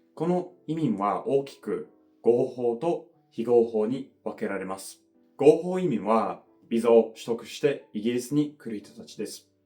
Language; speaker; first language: Japanese; non-native, fluent; English